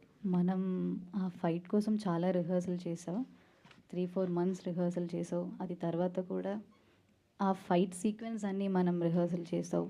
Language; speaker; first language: Telugu; non-native, learner; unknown